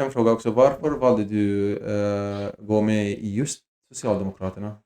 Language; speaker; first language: Swedish; non-native, fluent; Arabic